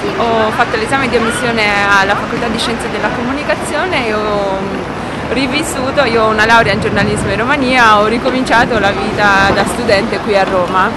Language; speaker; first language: Italian; non-native, fluent; Romanian